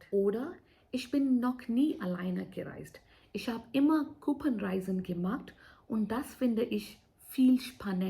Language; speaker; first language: German; non-native, fluent; Hindi